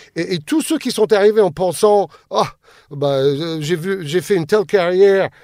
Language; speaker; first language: French; non-native, fluent; English